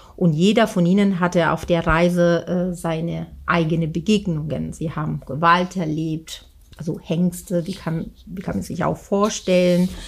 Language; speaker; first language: German; non-native, fluent; Italian